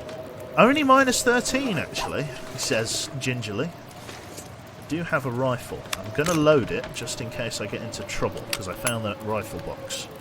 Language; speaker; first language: English; native; English